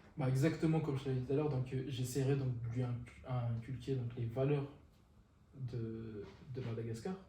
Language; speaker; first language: French; non-native, local second language; Malagasy